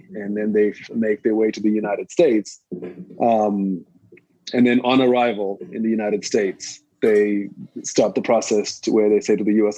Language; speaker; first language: English; non-native, local second language; Shona